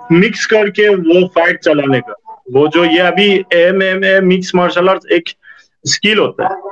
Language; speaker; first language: Hindi; native; Hindi